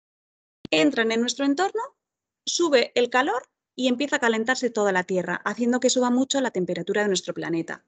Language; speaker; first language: Spanish; native; Spanish